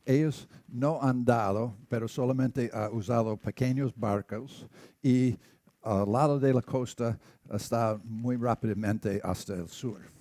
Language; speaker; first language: Spanish; non-native, learner; English